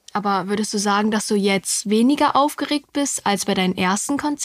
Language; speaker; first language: German; native; German